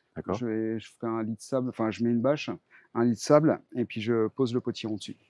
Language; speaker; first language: French; native; French